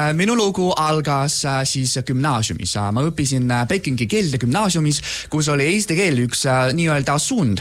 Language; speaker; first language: Estonian; non-native, fluent; Chinese